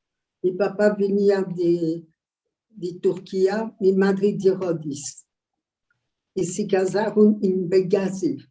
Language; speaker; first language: Spanish; early bilingual, heritage; Ladino